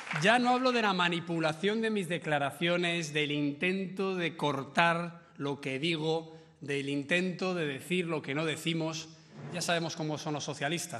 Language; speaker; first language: Spanish; native; Spanish